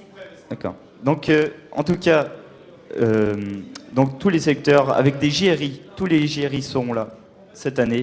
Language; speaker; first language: French; native; French